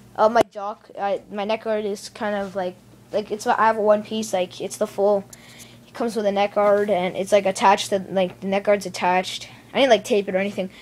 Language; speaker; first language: English; native; English